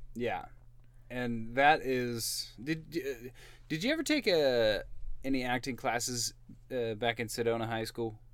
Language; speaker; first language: English; native; English